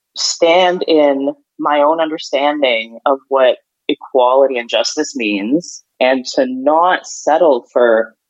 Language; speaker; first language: English; early bilingual, other home language; Ukrainian